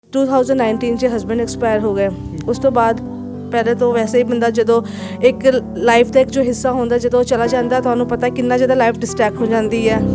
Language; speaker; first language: Punjabi; non-native, local second language; Hindi